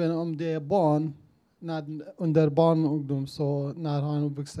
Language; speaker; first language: Swedish; non-native, learner; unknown